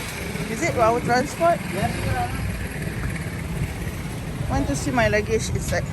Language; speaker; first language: English; non-native, learner; Malay